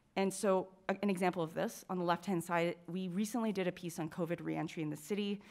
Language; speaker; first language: English; native; English